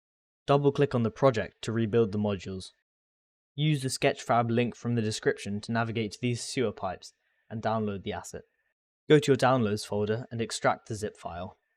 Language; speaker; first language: English; native; English